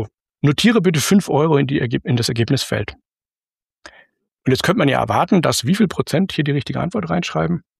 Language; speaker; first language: German; native; German